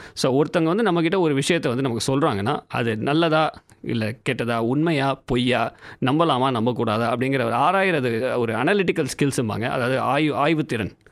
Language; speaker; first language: Tamil; native; Tamil